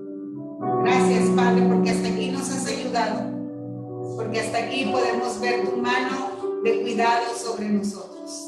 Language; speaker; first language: Spanish; native; Spanish